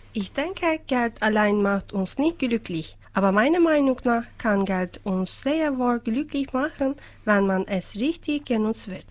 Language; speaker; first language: German; non-native, fluent; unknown